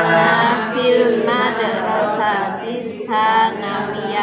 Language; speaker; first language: Arabic; non-native, learner; Indonesian